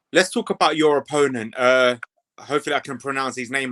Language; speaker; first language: English; native; English